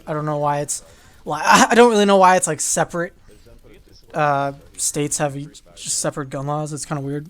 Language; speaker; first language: English; native; English